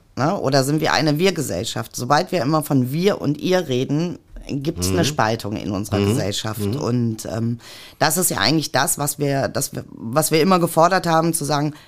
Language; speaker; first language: German; native; German